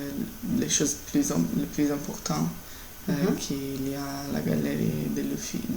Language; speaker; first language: French; non-native, learner; Italian